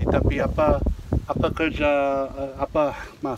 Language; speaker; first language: Indonesian; non-native, learner; English